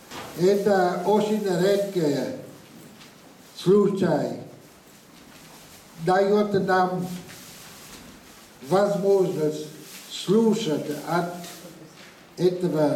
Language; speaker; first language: Russian; non-native, fluent; Vietnamese